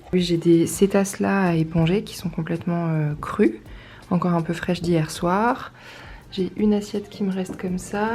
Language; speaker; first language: French; native; French